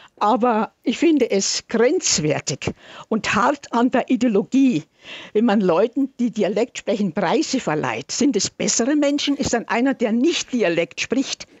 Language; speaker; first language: German; native; German